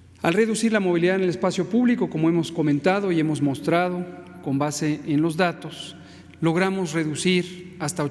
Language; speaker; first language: Spanish; native; Spanish